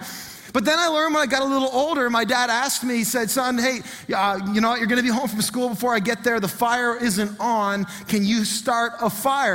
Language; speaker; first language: English; native; English